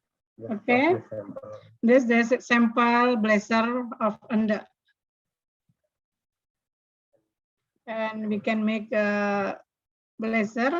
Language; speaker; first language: English; non-native, learner; Indonesian